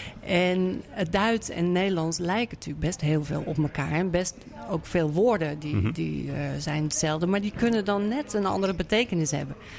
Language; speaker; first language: Dutch; native; Dutch